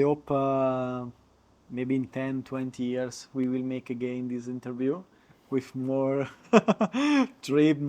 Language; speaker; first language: English; non-native, learner; Italian